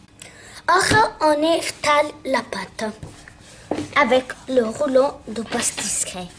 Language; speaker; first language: French; non-native, learner; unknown